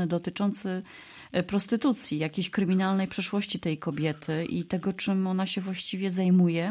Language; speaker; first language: Polish; native; Polish